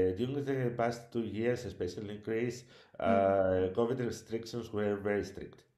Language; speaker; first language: English; non-native, learner; Greek